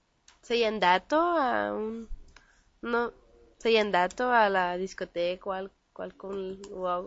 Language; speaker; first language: Italian; non-native, learner; Spanish